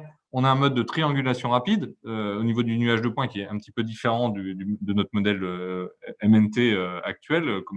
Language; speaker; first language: French; native; French